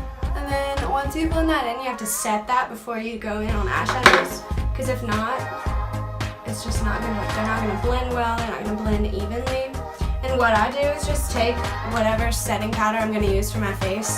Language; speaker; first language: English; native; English